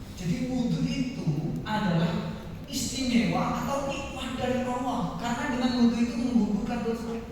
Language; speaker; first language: Indonesian; non-native, local second language; Madurese